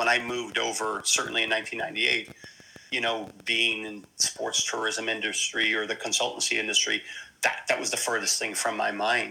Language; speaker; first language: English; native; English